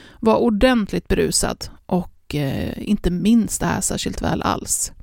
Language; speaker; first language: Swedish; native; Swedish